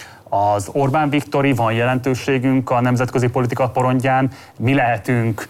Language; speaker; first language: Hungarian; native; Hungarian